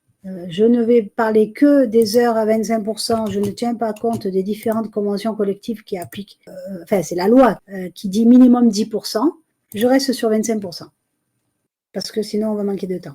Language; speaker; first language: French; native; French